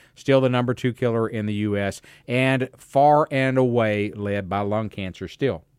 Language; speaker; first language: English; native; English